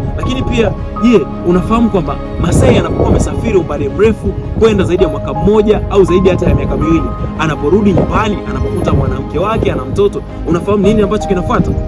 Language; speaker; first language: Swahili; native; Swahili